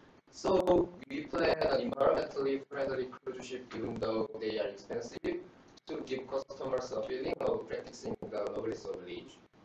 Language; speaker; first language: English; non-native, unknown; Korean